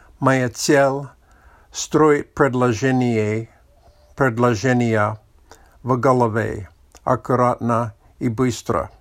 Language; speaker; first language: Russian; non-native, learner; English